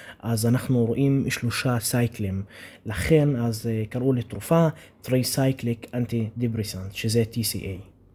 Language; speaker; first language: Hebrew; non-native, local second language; Arabic